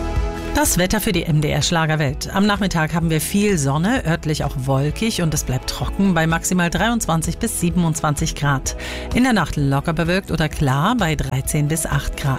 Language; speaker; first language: German; native; German